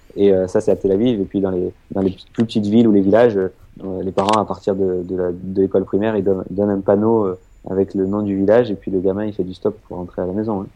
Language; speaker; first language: French; native; French